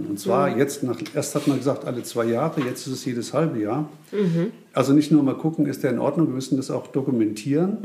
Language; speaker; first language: German; native; German